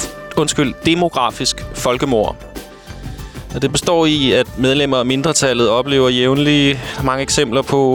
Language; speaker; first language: Danish; native; Danish